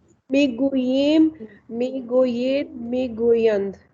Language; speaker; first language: Persian; non-native, learner; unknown